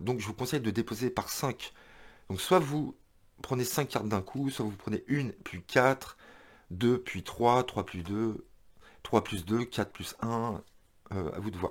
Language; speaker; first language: French; native; French